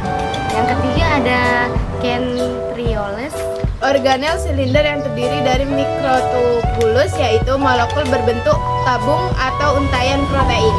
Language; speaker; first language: Indonesian; native; Indonesian